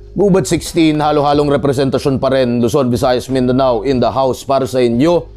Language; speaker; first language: Filipino; native; Filipino